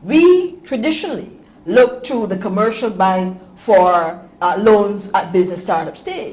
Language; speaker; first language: English; native; English